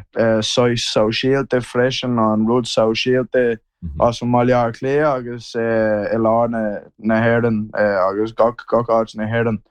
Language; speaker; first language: Irish; non-native, learner; English